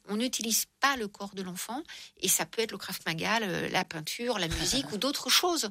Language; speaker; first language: French; native; French